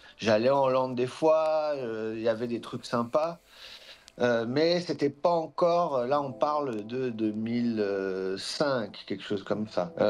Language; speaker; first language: French; early bilingual, other home language; Portuguese